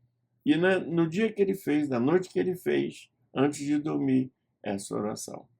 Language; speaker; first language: Portuguese; native; Portuguese